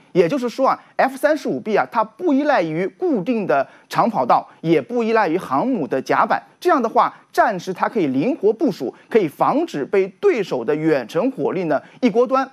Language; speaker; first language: Chinese; native; Chinese